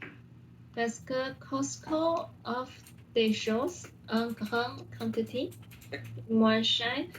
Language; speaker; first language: French; non-native, learner; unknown